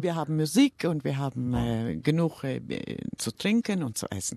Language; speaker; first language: German; early bilingual, heritage; German